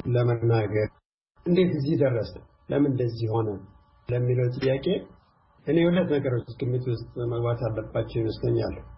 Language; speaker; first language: Amharic; non-native, local second language; Tigrinya